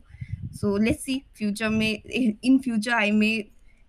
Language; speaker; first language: English; non-native, local second language; Nepali